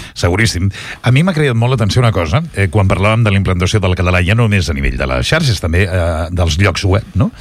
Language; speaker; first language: Catalan; native; Catalan